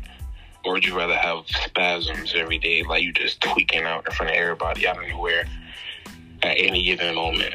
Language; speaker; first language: English; native; English